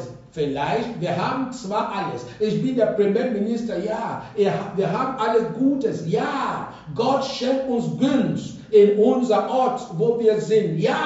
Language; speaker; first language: German; non-native, fluent; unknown